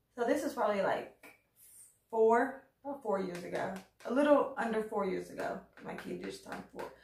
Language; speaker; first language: English; native; English